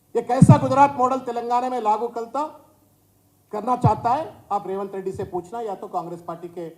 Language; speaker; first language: Hindi; non-native, local second language; Telugu